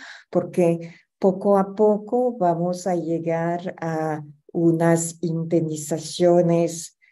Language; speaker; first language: Spanish; non-native, fluent; French